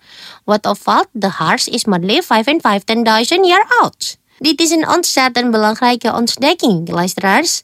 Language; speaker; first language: Dutch; non-native, fluent; Indonesian